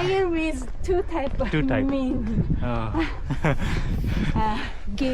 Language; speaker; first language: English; non-native, learner; Japanese